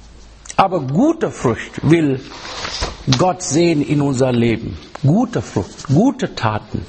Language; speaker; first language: German; non-native, fluent; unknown